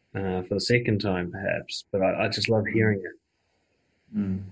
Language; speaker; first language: English; native; English